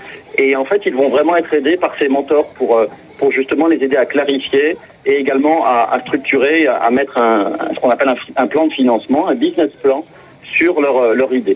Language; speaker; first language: French; native; French